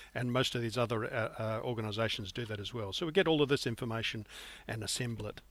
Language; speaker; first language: English; native; English